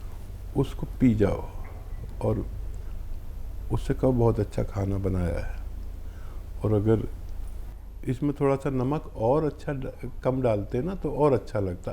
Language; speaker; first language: Hindi; native; Hindi